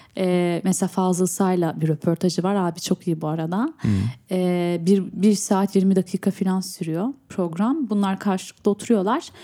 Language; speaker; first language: Turkish; native; Turkish